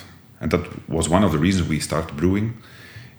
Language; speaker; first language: English; non-native, fluent; Dutch